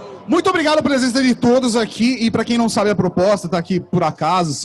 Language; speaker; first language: Portuguese; native; Portuguese